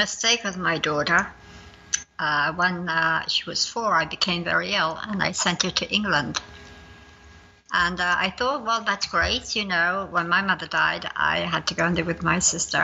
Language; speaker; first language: English; native; English